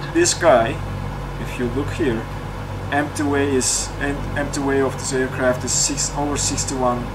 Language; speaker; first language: English; non-native, fluent; Turkish